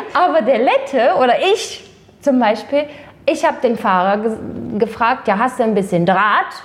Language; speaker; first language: German; non-native, fluent; Latvian